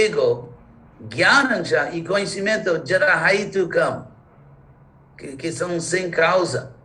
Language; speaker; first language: Portuguese; non-native, fluent; English